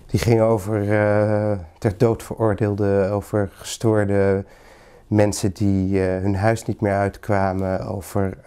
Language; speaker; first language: Dutch; early bilingual, other home language; Greek